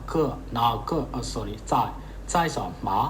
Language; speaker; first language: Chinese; non-native, fluent; Burmese